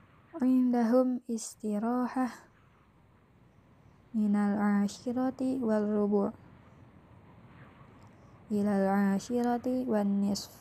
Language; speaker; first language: Arabic; non-native, fluent; Indonesian